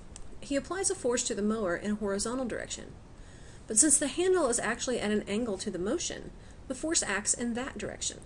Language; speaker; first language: English; native; English